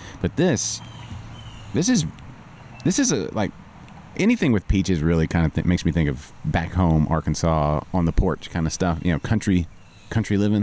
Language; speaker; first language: English; native; English